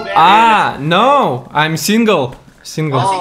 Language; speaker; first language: English; non-native, learner; Russian